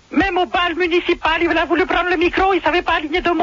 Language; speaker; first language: French; native; French